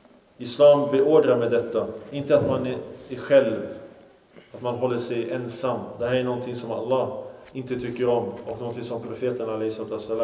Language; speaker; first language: Swedish; non-native, local second language; Arabic